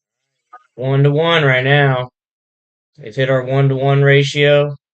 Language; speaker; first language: English; native; English